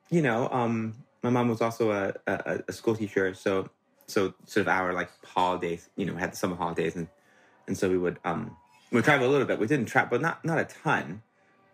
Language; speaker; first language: English; non-native, local second language; Cantonese